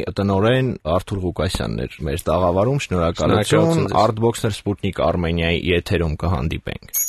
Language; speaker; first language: Armenian; native; Armenian